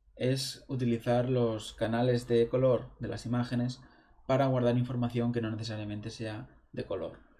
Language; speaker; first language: Spanish; native; Spanish